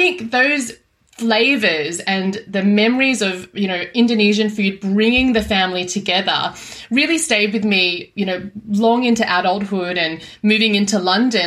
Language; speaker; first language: English; native; English